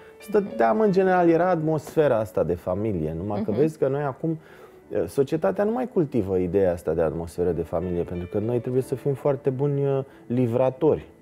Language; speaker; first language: Romanian; native; Romanian